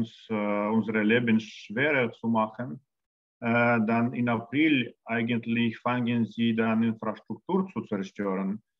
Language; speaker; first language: German; non-native, learner; Russian